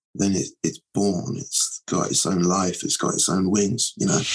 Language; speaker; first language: English; native; English